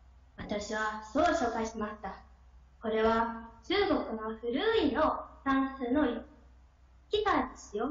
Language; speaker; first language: Japanese; non-native, learner; Chinese